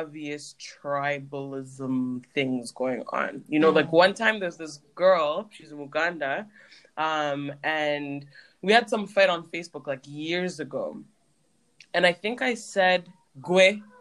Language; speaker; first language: English; native; English